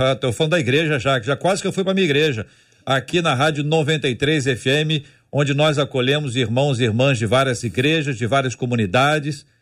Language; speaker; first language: Portuguese; native; Portuguese